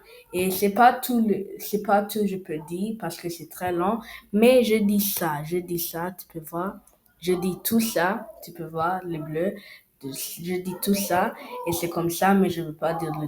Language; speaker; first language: French; non-native, learner; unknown